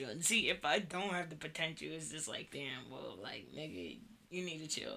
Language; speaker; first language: English; native; English